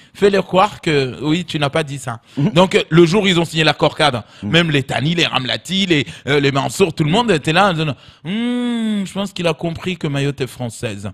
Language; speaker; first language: French; native; French